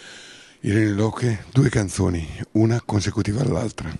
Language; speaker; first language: Italian; native; Italian